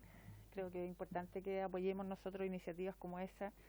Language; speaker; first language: Spanish; native; Spanish